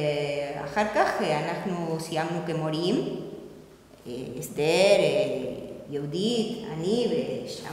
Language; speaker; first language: Hebrew; non-native, fluent; Spanish